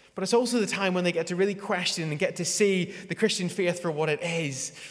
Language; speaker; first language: English; native; English